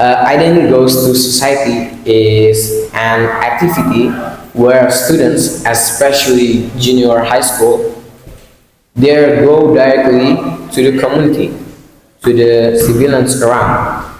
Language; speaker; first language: English; non-native, learner; Indonesian